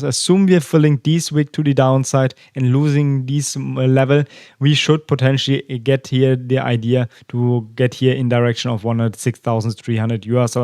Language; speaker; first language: English; non-native, fluent; German